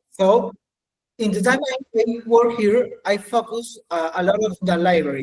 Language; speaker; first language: English; non-native, learner; Spanish